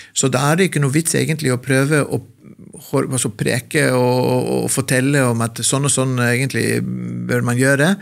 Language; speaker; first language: Norwegian; non-native, fluent; Greek